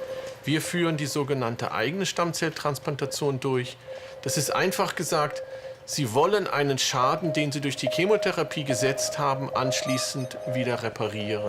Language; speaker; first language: German; native; German